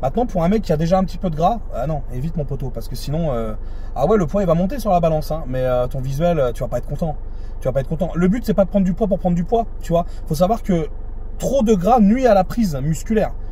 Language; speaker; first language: French; native; French